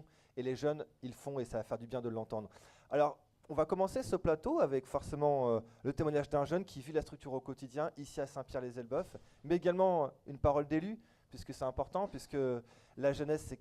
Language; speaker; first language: French; native; French